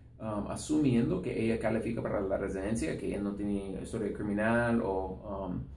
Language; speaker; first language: Spanish; non-native, fluent; English